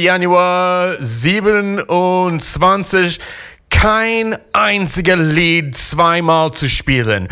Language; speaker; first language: German; non-native, learner; English